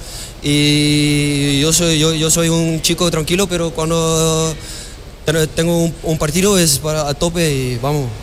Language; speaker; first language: Spanish; non-native, learner; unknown